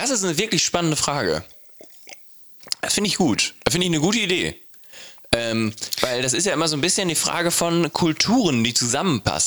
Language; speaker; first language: German; native; German